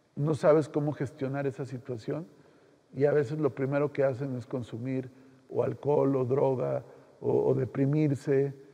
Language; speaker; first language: Spanish; native; Spanish